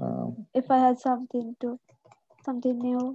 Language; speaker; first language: English; non-native, learner; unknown